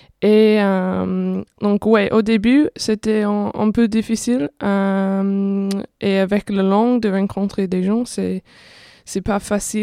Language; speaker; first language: French; non-native, fluent; English